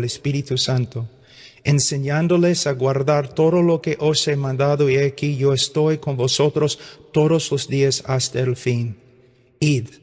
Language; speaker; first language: Spanish; non-native, fluent; English